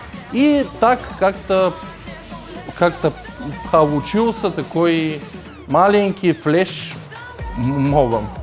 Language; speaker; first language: Russian; non-native, learner; Bulgarian